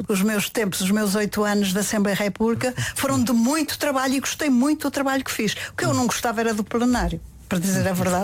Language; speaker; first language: Portuguese; native; Portuguese